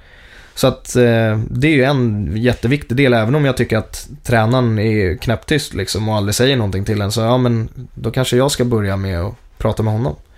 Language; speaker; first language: Swedish; native; Swedish